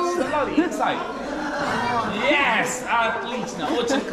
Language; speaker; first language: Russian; non-native, learner; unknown